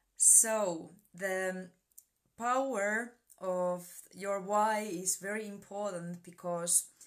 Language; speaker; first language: English; non-native, fluent; Finnish